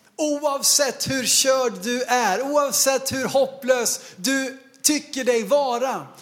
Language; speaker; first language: Swedish; native; Swedish